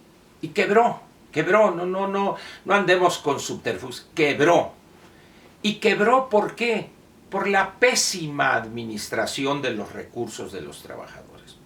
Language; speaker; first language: Spanish; native; Spanish